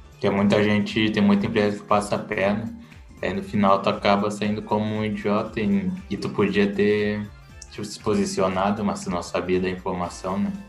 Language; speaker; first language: Portuguese; native; Portuguese